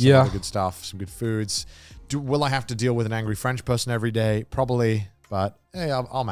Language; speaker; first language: English; native; English